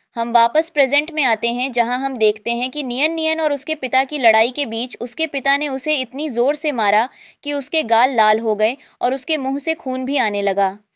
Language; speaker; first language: Hindi; native; Hindi